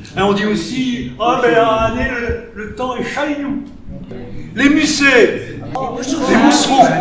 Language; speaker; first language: French; native; French